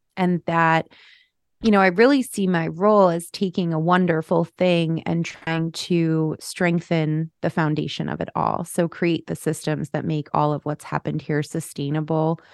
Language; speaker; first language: English; native; English